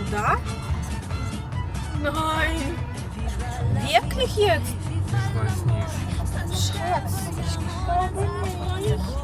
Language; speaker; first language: German; non-native, learner; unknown